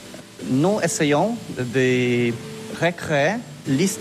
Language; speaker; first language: French; non-native, fluent; Polish